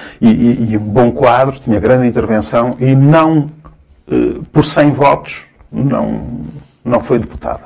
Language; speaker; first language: Portuguese; early bilingual, other home language; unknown